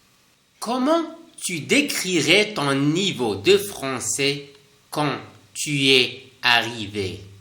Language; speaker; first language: French; non-native, fluent; Spanish